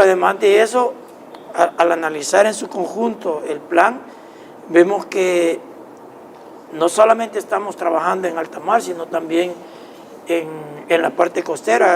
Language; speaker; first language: Spanish; native; Spanish